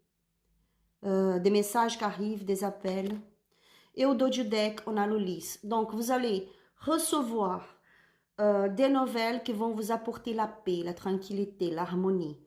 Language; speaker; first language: French; non-native, learner; Spanish